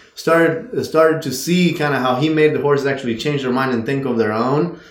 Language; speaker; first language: English; non-native, fluent; Spanish